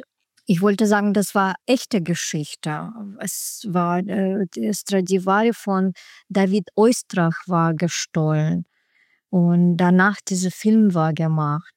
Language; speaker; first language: German; non-native, learner; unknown